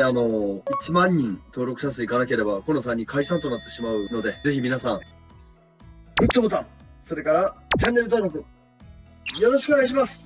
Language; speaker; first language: Japanese; native; Japanese